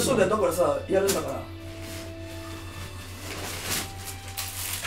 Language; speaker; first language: Japanese; native; Japanese